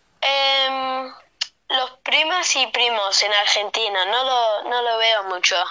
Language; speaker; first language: Spanish; early bilingual, heritage; Spanish